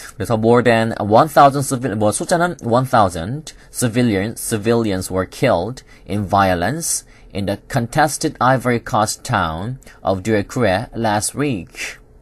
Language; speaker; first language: English; non-native, fluent; Korean